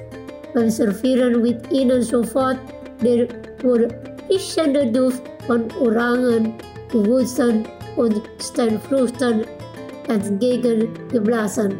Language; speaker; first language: German; non-native, fluent; Indonesian